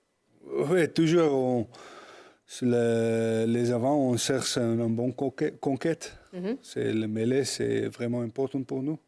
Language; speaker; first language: French; non-native, learner; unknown